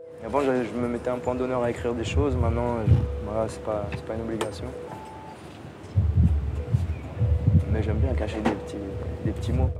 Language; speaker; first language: French; native; French